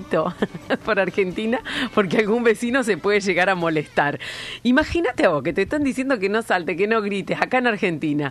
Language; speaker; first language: Spanish; native; Spanish